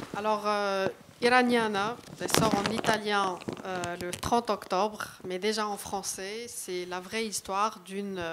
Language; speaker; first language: French; non-native, local second language; Arabic